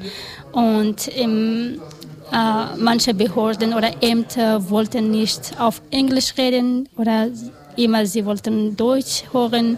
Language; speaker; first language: German; non-native, learner; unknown